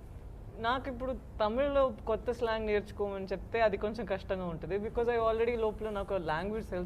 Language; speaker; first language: Telugu; non-native, local second language; Tamil